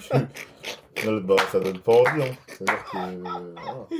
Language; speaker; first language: French; native; French